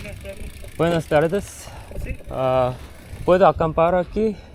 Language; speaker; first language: Spanish; non-native, learner; Korean